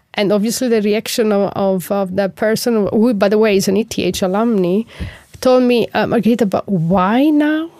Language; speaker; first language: English; non-native, fluent; Italian